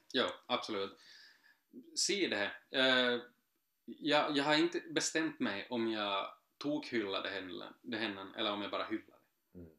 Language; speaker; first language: Swedish; native; Swedish